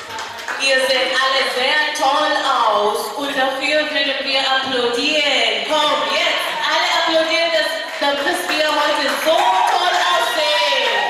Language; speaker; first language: German; non-native, fluent; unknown